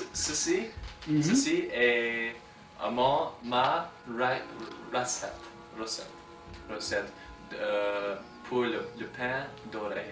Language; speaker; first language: French; non-native, learner; English